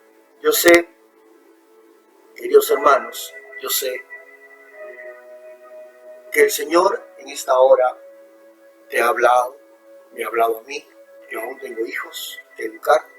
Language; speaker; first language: Spanish; native; Spanish